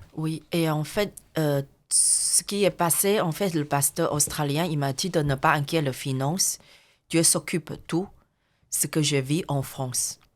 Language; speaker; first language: French; non-native, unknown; Chinese